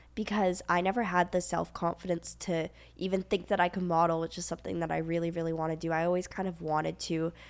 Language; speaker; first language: English; native; English